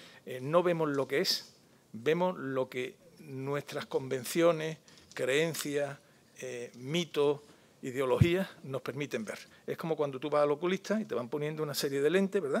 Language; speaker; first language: Spanish; native; Spanish